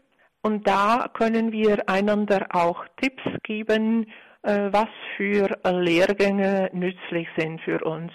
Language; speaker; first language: German; non-native, fluent; Czech